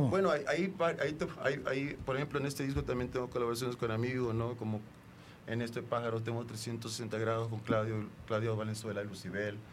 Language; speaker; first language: Spanish; native; Spanish